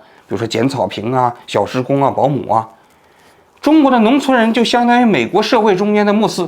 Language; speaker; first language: Chinese; native; Chinese